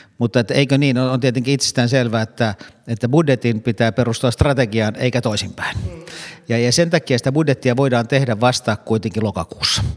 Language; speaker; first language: Finnish; native; Finnish